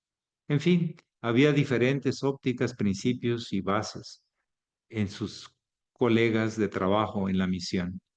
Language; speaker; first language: Spanish; native; Spanish